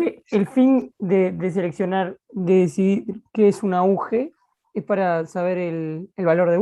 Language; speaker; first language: Spanish; native; Spanish